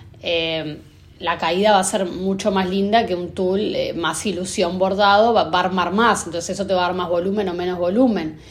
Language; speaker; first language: Spanish; native; Spanish